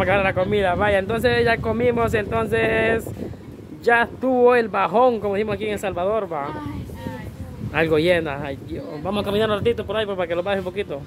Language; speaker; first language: Spanish; native; Spanish